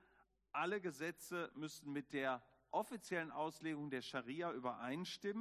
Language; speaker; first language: German; native; German